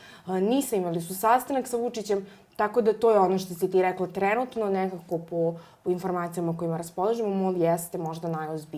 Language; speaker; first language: Serbian; native; Serbian